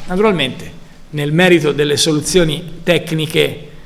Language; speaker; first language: Italian; native; Italian